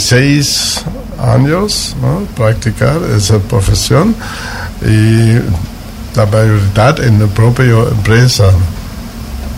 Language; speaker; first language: Spanish; non-native, learner; German